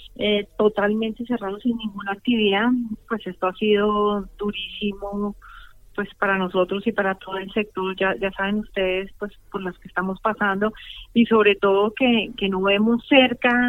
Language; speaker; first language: Spanish; native; Spanish